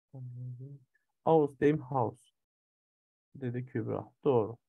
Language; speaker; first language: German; non-native, fluent; Turkish